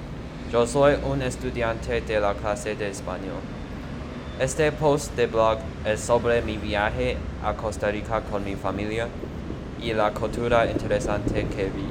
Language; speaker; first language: Spanish; non-native, learner; Chinese